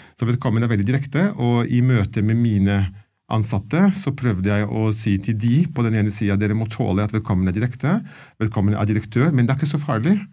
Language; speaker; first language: Norwegian; non-native, fluent; Italian